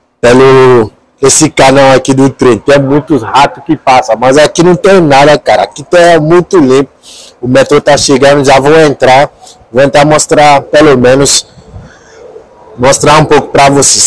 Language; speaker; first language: Portuguese; non-native, learner; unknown